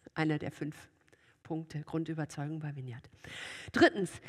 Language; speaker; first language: German; native; German